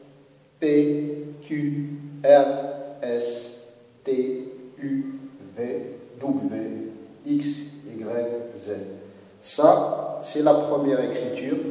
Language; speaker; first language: French; non-native, local second language; Arabic